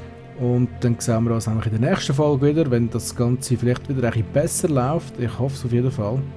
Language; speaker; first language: German; native; German